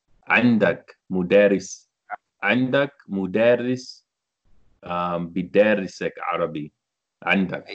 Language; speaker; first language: Arabic; non-native, learner; English